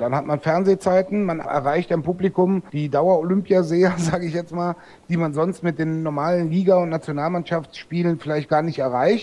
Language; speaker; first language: German; native; German